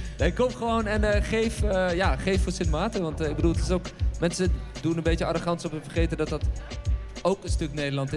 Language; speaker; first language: Dutch; native; Dutch